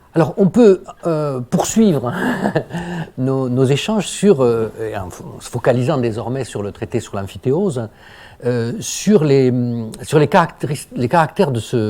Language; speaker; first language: French; native; French